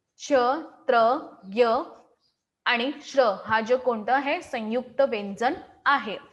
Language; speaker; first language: Marathi; non-native, local second language; Hindi